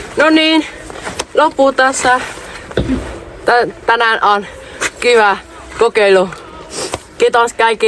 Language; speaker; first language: Finnish; non-native, learner; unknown